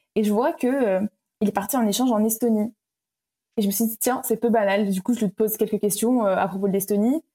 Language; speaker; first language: French; early bilingual, other home language; Romanian